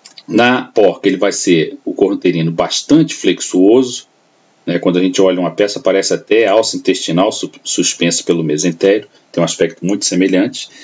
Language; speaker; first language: Portuguese; native; Portuguese